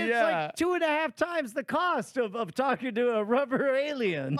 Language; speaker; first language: English; native; English